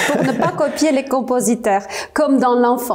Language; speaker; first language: French; non-native, fluent; Armenian